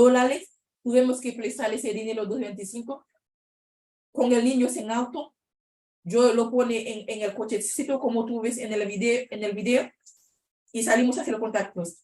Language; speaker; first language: Spanish; non-native, learner; Haitian Creole